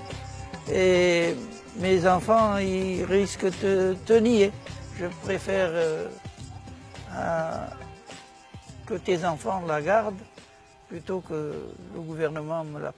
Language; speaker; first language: French; native; French